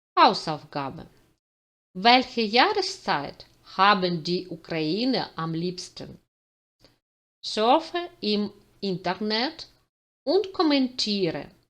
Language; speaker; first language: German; non-native, fluent; Ukrainian